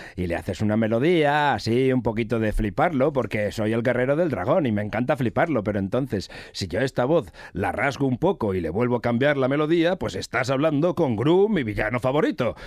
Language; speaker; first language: Spanish; native; Spanish